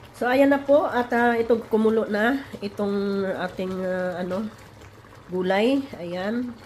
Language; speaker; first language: Filipino; non-native, local second language; Cebuano